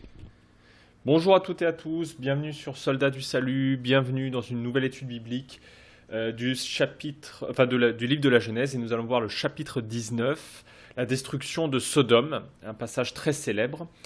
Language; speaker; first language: French; native; French